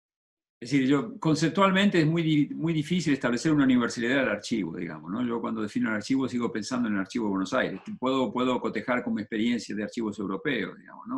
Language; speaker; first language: Spanish; native; Spanish